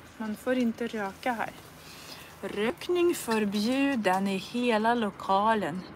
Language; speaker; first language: Swedish; non-native, fluent; Russian